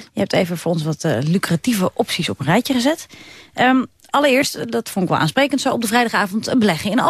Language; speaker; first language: Dutch; native; Dutch